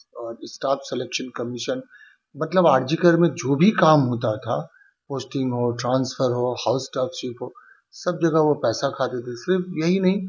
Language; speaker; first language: Hindi; non-native, local second language; Bangla